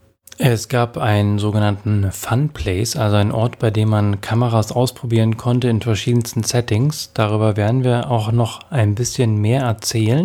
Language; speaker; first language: German; native; German